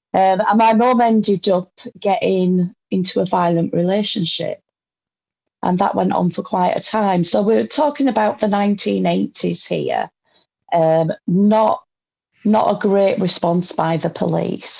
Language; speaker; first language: English; native; English